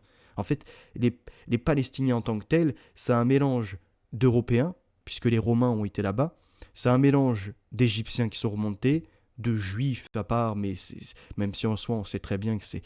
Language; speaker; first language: French; native; French